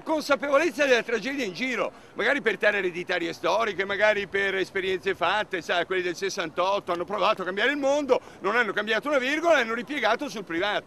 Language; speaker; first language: Italian; native; Italian